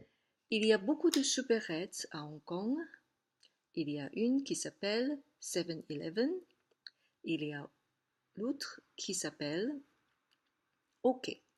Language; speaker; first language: French; non-native, fluent; Cantonese